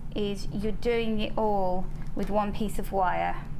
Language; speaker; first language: English; native; English